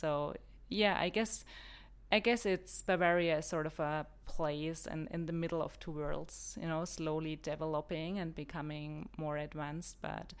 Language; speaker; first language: English; non-native, fluent; German